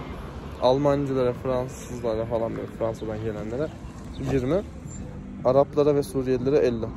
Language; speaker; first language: Turkish; native; Turkish